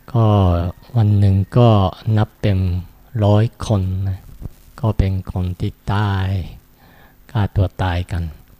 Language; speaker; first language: Thai; non-native, fluent; Japanese